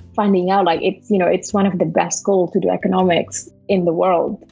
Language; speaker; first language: English; non-native, fluent; Malay